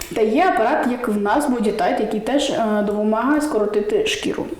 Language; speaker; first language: Ukrainian; non-native, local second language; Russian